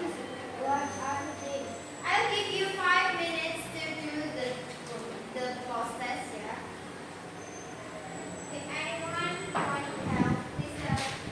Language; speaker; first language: English; non-native, learner; Indonesian